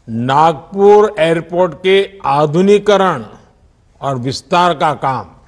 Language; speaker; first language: Hindi; non-native, local second language; Gujarati